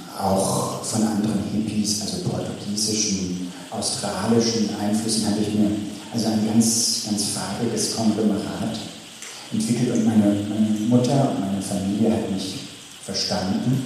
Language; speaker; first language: German; early bilingual, other home language; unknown